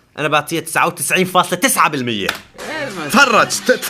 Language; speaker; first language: Arabic; native; Arabic